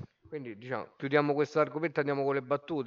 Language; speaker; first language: Italian; native; Italian